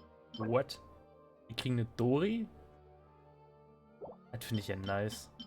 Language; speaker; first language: German; native; German